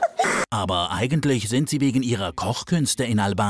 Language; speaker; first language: German; native; German